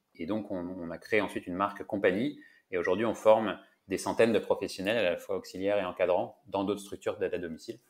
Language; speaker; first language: French; native; French